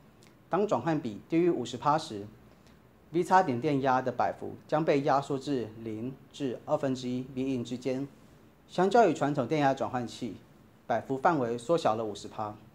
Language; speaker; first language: Chinese; native; Chinese